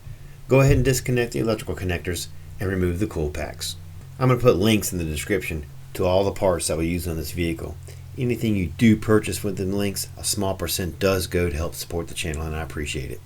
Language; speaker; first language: English; native; English